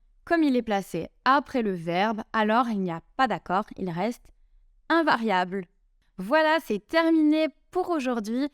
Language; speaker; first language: French; native; French